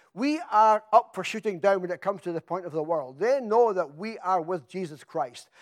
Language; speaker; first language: English; native; English